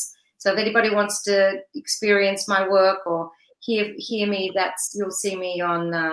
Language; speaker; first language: English; native; English